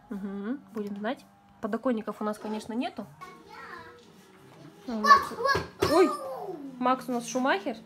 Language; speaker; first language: Russian; native; Russian